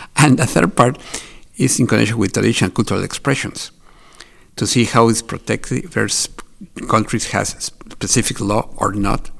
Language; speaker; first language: English; non-native, fluent; Spanish